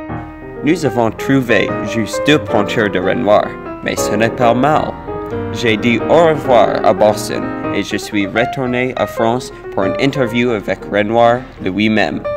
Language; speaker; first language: French; non-native, learner; English